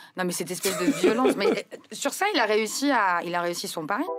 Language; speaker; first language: French; non-native, local second language; Arabic